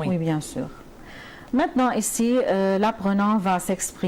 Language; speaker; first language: French; non-native, fluent; Arabic